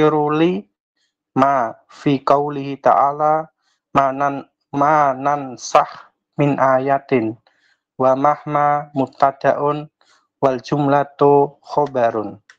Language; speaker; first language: Arabic; non-native, learner; Indonesian